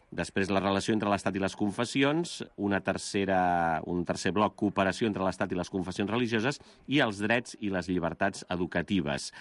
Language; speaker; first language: Catalan; native; Catalan